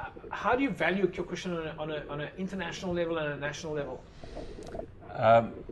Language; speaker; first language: English; non-native, local second language; Afrikaans